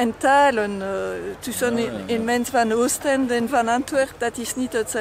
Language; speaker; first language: Dutch; non-native, learner; French